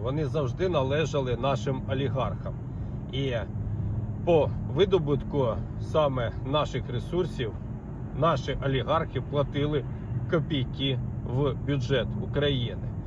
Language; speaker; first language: Ukrainian; native; Ukrainian